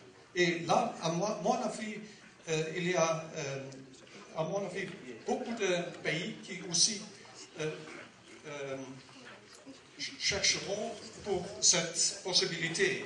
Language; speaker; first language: French; non-native, learner; Dutch